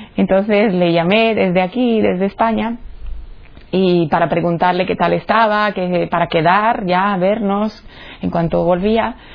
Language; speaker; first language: Spanish; non-native, fluent; Italian